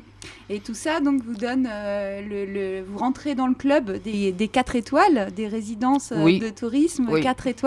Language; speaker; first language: French; native; French